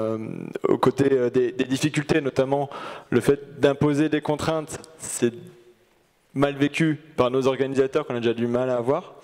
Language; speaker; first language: French; native; French